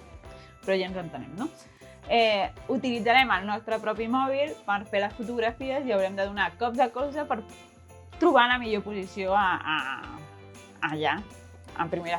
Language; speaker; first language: Catalan; native; Catalan